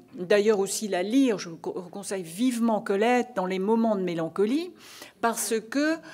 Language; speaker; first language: French; native; French